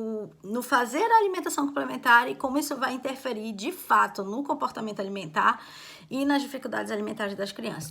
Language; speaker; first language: Portuguese; native; Portuguese